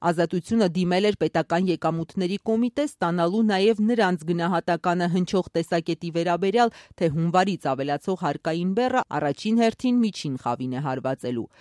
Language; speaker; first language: Armenian; native; Armenian